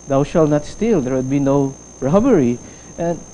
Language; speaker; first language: English; non-native, local second language; Filipino